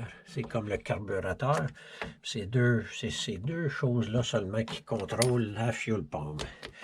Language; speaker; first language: French; native; French